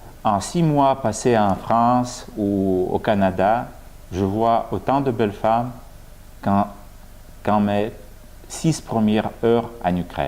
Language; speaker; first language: French; non-native, fluent; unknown